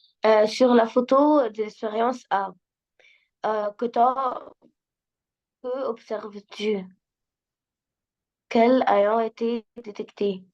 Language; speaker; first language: French; non-native, learner; Arabic